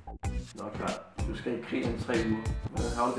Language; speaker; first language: Danish; native; Danish